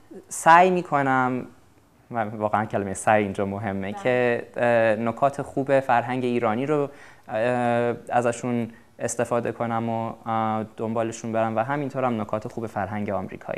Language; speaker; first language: Persian; early bilingual, heritage; Persian